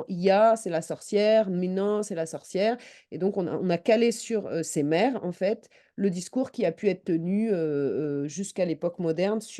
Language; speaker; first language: French; native; French